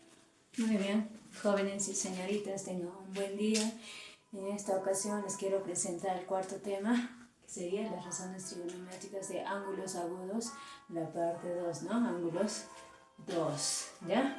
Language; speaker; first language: Spanish; native; Spanish